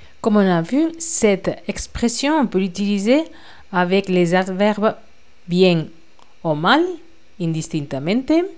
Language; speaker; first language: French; non-native, fluent; Spanish